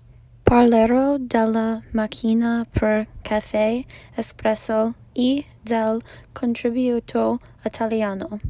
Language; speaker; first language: Italian; non-native, learner; English